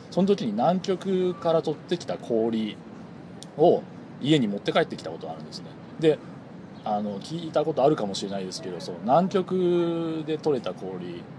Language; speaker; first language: Japanese; native; Japanese